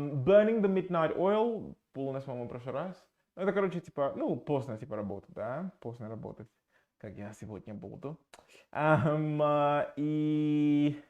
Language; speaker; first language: Russian; non-native, fluent; English